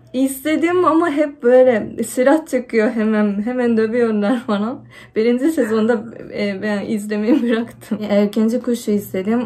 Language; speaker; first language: Turkish; non-native, fluent; Japanese